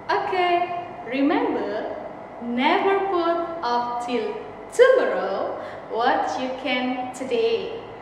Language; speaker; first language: English; non-native, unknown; Indonesian